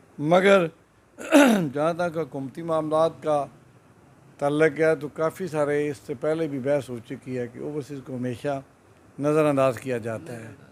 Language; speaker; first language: Urdu; non-native, local second language; Punjabi